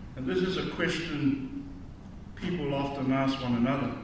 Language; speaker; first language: English; native; English